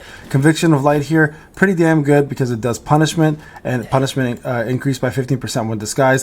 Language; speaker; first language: English; native; English